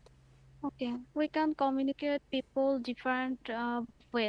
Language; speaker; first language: English; non-native, learner; Bangla